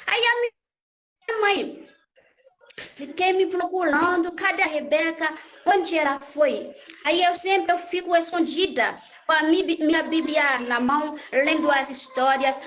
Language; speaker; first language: Portuguese; non-native, learner; Haitian Creole